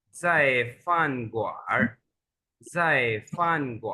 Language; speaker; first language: Chinese; non-native, fluent; Urdu